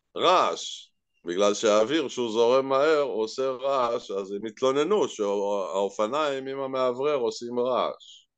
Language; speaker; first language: Hebrew; native; Hebrew